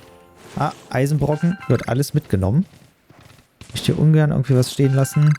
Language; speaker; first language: German; native; German